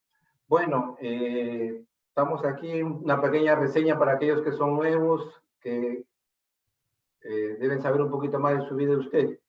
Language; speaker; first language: Spanish; native; Spanish